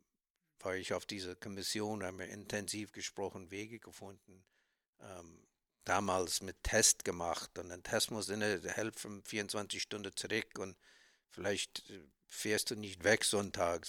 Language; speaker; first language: German; non-native, learner; English